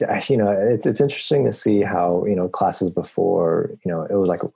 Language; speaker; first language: English; native; English